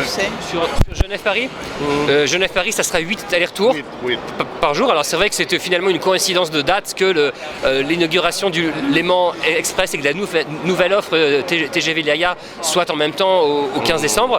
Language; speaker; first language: French; native; French